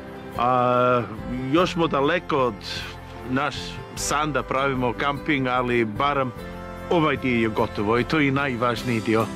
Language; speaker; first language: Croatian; non-native, fluent; English